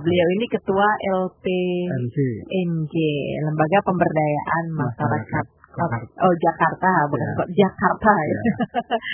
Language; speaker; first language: Indonesian; native; Indonesian